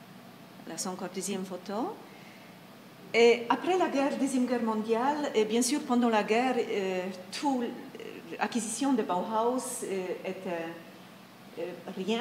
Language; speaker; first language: French; non-native, fluent; Polish